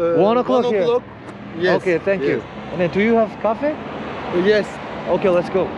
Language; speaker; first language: English; non-native, learner; Korean